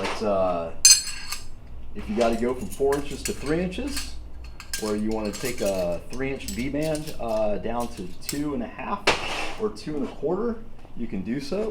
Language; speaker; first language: English; native; English